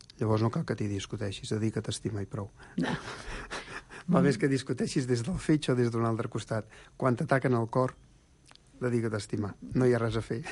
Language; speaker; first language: Catalan; native; Catalan